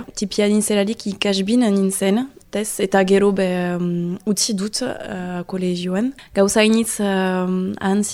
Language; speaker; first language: Basque; non-native, local second language; French